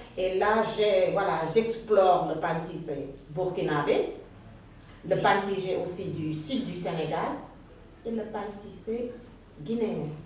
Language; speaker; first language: French; non-native, local second language; Wolof